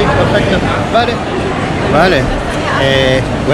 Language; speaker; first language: Spanish; non-native, learner; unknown